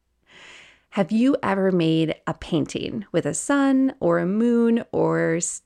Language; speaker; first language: English; native; English